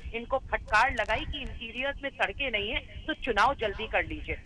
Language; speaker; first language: Hindi; native; Hindi